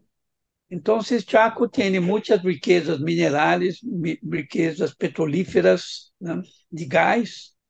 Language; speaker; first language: Spanish; non-native, fluent; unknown